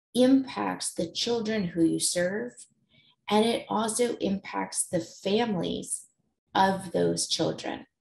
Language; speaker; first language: English; native; English